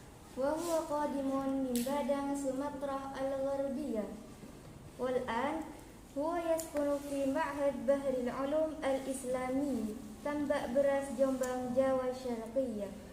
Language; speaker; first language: Arabic; non-native, learner; Indonesian